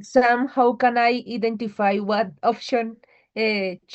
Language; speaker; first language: English; non-native, learner; Spanish